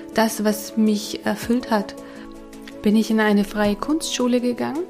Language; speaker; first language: German; early bilingual, other home language; Hungarian